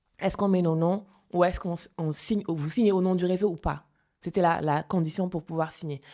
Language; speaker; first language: French; non-native, local second language; Fula